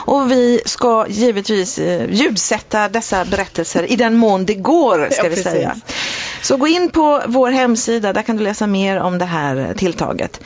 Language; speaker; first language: Swedish; native; Swedish